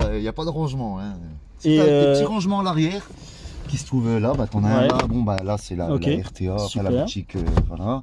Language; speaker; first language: French; native; French